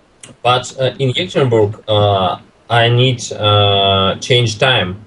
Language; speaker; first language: English; non-native, learner; Russian